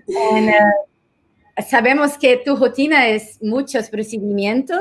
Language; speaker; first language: Spanish; non-native, learner; Portuguese